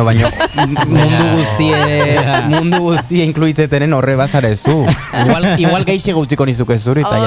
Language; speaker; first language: Basque; native; Basque